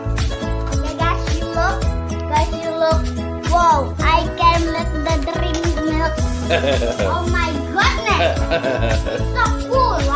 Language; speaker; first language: English; non-native, learner; Indonesian